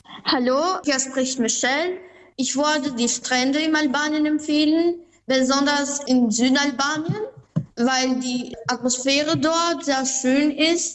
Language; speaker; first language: German; non-native, learner; Albanian